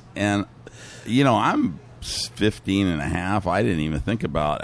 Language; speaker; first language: English; native; English